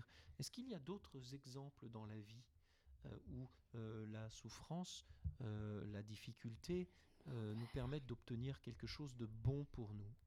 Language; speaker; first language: French; native; French